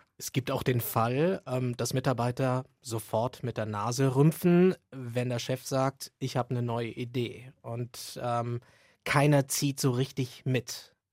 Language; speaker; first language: German; native; German